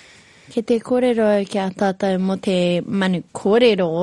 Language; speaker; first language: Māori; non-native, local second language; English